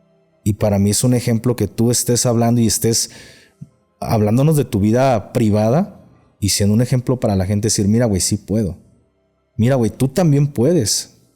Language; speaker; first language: Spanish; native; Spanish